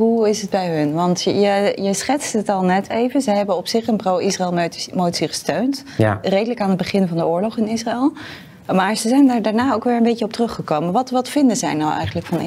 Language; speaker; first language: Dutch; native; Dutch